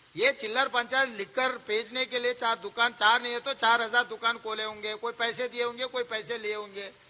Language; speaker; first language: Hindi; non-native, local second language; Telugu